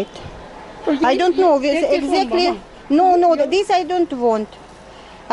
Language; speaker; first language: English; non-native, learner; Russian